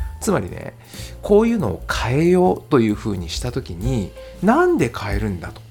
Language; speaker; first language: Japanese; native; Japanese